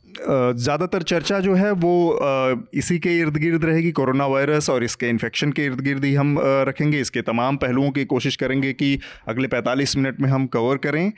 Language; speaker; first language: Hindi; native; Hindi